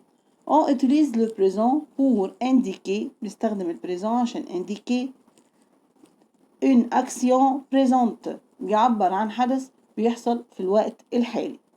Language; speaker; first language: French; non-native, fluent; Arabic